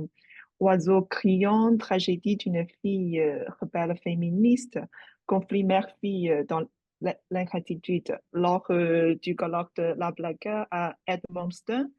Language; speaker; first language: French; non-native, fluent; Chinese